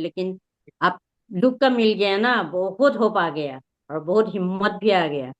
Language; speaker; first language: Hindi; non-native, local second language; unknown